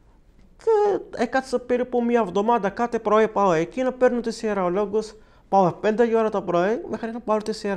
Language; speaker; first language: Greek; non-native, learner; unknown